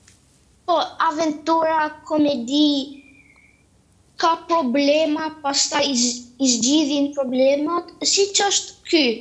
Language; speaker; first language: Albanian; early bilingual, heritage; Albanian